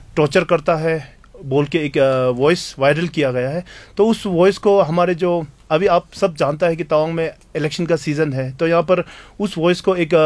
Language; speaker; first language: Hindi; non-native, local second language; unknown